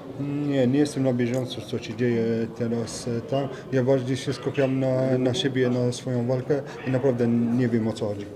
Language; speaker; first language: Polish; non-native, learner; French